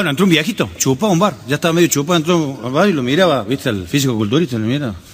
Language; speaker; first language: Spanish; native; Spanish